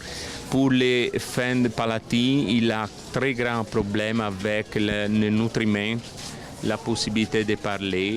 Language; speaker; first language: French; non-native, fluent; Italian